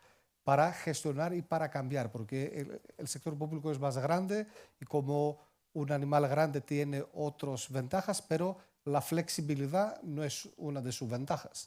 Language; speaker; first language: Spanish; non-native, fluent; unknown